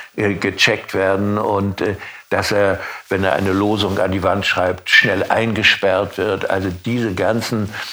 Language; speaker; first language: German; native; German